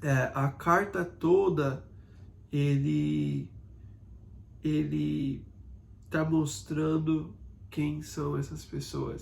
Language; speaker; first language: Portuguese; non-native, fluent; English